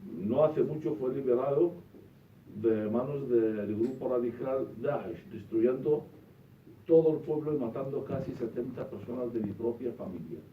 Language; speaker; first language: Spanish; non-native, fluent; Arabic